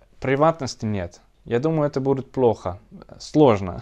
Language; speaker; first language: Russian; non-native, learner; Dutch